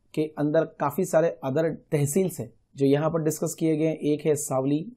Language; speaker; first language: Hindi; non-native, local second language; Gujarati